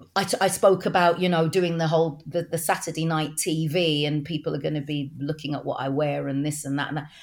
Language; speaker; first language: English; native; English